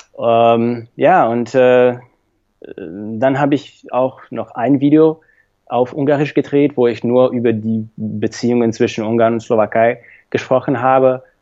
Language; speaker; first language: German; non-native, fluent; Slovak